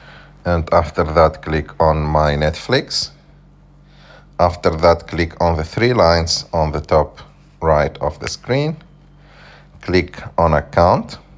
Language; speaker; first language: English; non-native, fluent; French